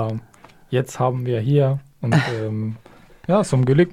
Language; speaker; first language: German; non-native, fluent; Kurdish